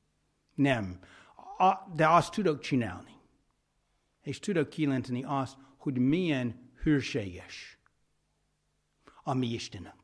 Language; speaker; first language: Hungarian; non-native, fluent; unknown